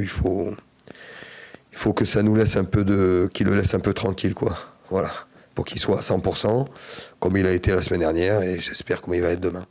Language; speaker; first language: French; native; French